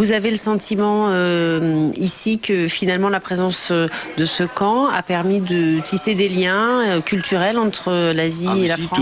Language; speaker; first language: French; native; French